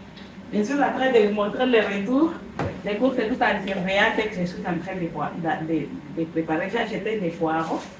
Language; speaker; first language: French; non-native, local second language; Swahili